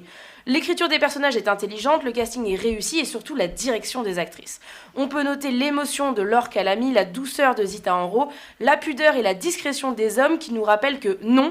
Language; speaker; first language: French; native; French